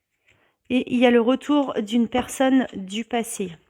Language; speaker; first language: French; native; French